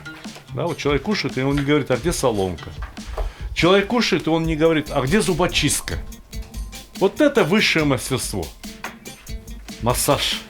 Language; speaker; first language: Russian; native; Russian